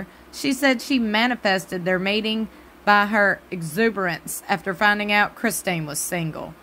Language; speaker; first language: English; native; English